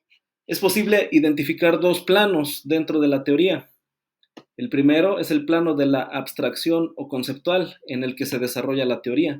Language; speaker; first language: Spanish; native; Spanish